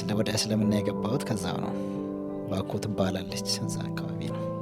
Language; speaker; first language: Amharic; non-native, local second language; Oromo